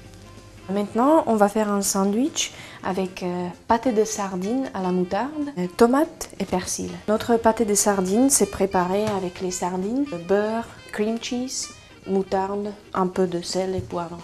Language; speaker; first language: French; non-native, fluent; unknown